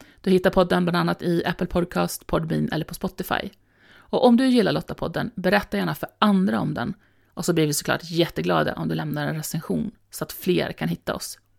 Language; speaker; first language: Swedish; native; Swedish